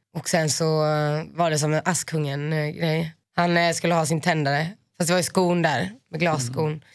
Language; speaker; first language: Swedish; native; Swedish